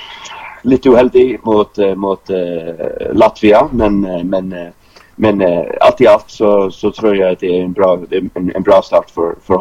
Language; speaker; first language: Danish; non-native, local second language; Faroese